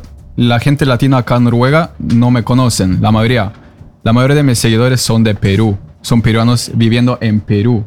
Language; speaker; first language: Spanish; non-native, fluent; Norwegian